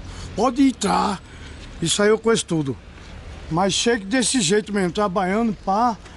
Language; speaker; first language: Portuguese; native; Portuguese